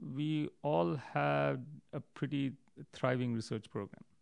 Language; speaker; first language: English; non-native, local second language; Hindi